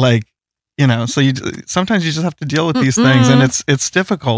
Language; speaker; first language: English; early bilingual, other home language; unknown